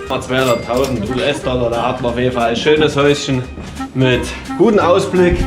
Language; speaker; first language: German; native; German